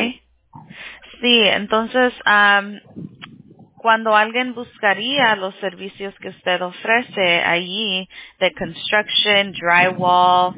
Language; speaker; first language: Spanish; early bilingual, heritage; Spanish